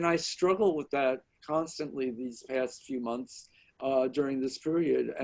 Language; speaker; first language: English; native; English